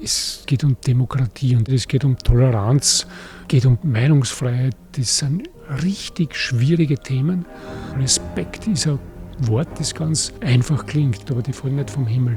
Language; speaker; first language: German; native; German